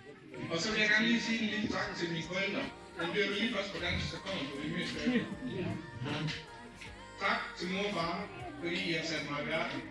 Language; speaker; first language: Danish; early bilingual, other home language; Vietnamese